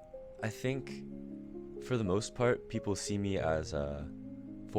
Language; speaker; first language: English; early bilingual, other home language; Japanese